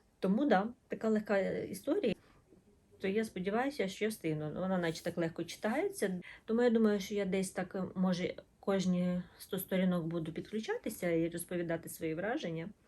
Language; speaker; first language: Ukrainian; non-native, local second language; Russian